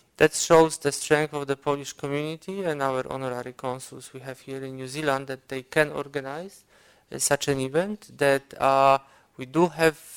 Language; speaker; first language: English; non-native, fluent; Polish